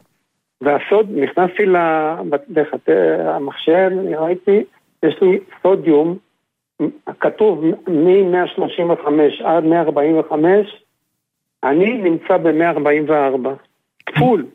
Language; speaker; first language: Hebrew; non-native, fluent; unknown